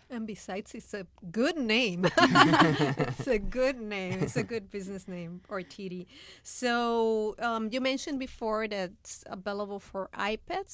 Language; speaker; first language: English; non-native, fluent; Spanish